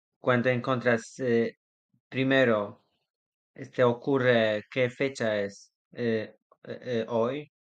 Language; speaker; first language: Spanish; non-native, learner; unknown